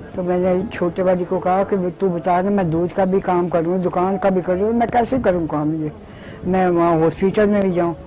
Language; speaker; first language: Hindi; early bilingual, other home language; Punjabi